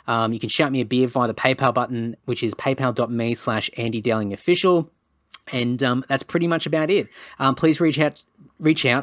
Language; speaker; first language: English; native; English